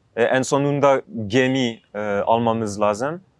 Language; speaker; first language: Turkish; non-native, learner; French